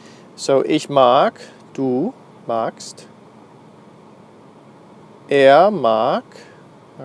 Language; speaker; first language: German; non-native, fluent; English